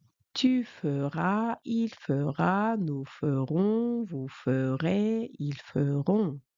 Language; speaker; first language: French; non-native, fluent; Mongolian